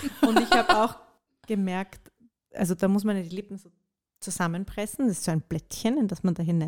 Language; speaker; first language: German; native; German